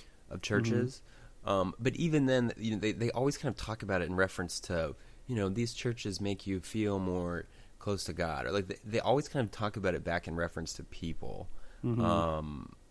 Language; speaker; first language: English; native; English